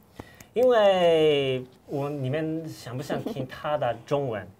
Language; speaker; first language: Chinese; non-native, fluent; Japanese